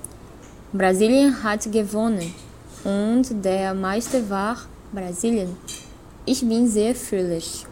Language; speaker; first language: German; non-native, learner; Portuguese